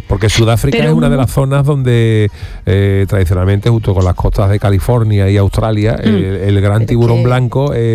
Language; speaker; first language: Spanish; native; Spanish